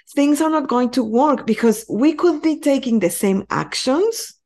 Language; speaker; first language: English; non-native, fluent; Spanish